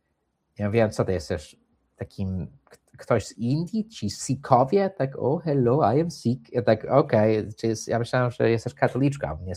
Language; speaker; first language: Polish; early bilingual, heritage; English